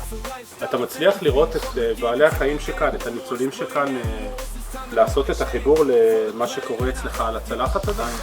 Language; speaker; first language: Hebrew; native; Hebrew